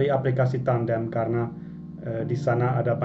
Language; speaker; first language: Indonesian; non-native, fluent; Hungarian